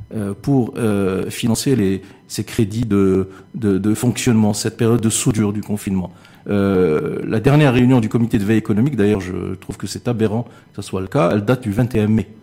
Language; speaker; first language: French; non-native, local second language; Arabic